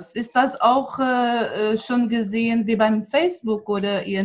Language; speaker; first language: German; non-native, fluent; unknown